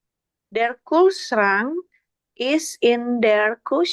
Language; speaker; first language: German; non-native, learner; Indonesian